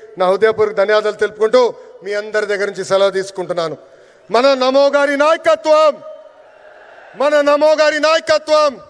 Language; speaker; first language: Telugu; native; Telugu